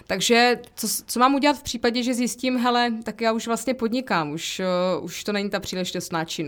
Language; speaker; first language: Czech; native; Czech